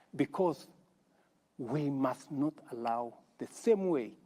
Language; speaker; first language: English; non-native, local second language; Kalenjin